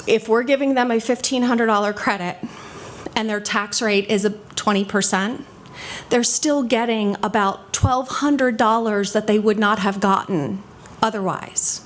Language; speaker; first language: English; native; English